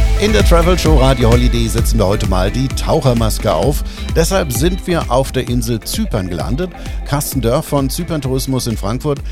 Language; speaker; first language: German; native; German